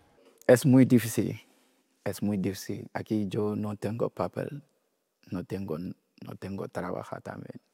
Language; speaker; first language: Spanish; non-native, learner; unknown